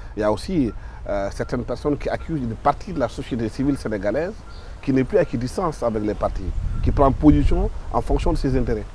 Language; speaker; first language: French; non-native, local second language; Wolof